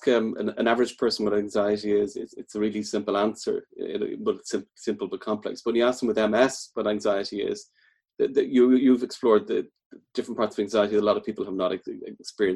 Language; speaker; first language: English; native; English